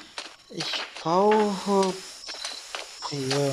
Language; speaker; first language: German; non-native, learner; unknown